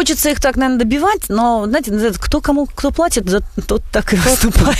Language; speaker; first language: Russian; native; Russian